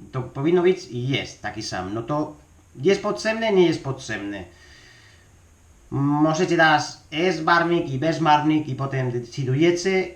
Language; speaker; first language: Polish; non-native, learner; Spanish